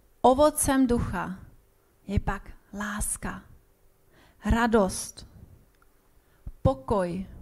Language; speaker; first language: Czech; non-native, fluent; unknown